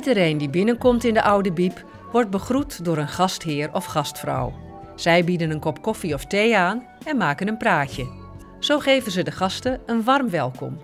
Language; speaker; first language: Dutch; native; Dutch